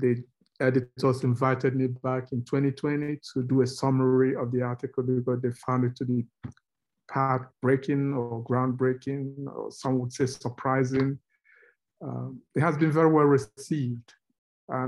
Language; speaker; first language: English; non-native, local second language; Igbo